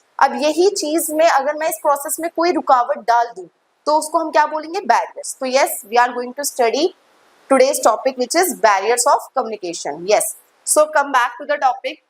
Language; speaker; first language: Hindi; native; Hindi